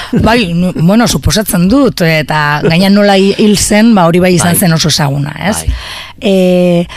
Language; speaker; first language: Basque; native; Basque